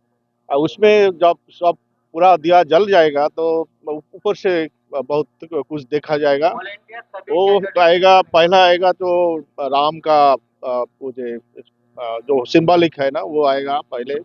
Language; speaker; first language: Hindi; non-native, local second language; Bangla